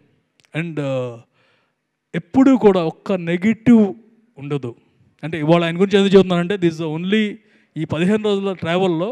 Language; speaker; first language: Telugu; native; Telugu